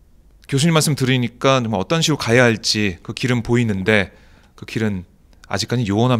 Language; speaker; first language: Korean; native; Korean